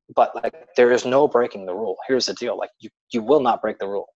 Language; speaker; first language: English; native; English